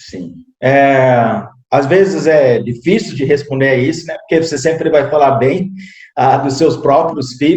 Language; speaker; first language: Portuguese; non-native, fluent; English